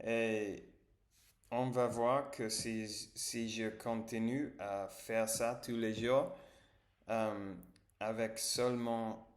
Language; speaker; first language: French; non-native, learner; English